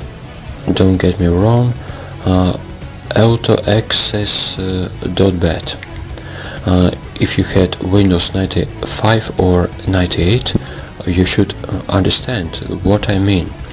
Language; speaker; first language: English; non-native, fluent; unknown